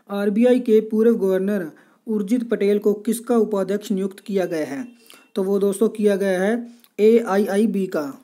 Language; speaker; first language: Hindi; non-native, local second language; Punjabi